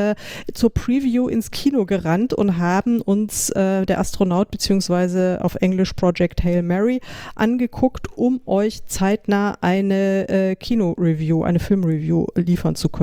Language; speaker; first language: German; native; German